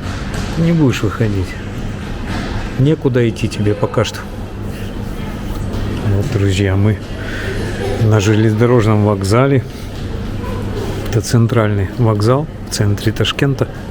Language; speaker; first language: Russian; native; Russian